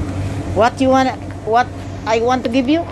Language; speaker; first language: English; non-native, learner; Cebuano